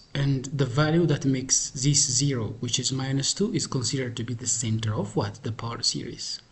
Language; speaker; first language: English; non-native, local second language; Amharic